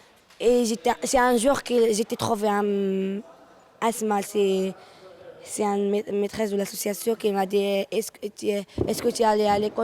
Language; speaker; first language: French; non-native, learner; Arabic